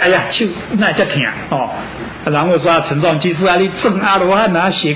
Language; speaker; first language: Chinese; native; Chinese